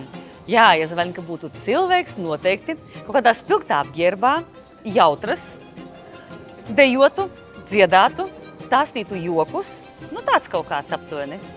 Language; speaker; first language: Latvian; native; Latvian